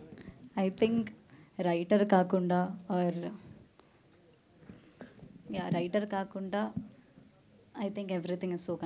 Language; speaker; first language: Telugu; non-native, learner; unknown